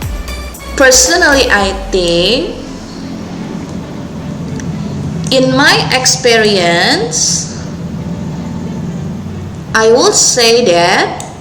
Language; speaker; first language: English; non-native, local second language; Indonesian